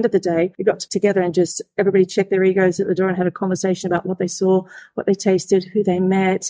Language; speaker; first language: English; native; English